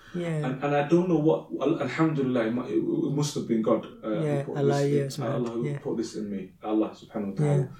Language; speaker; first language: English; early bilingual, other home language; Somali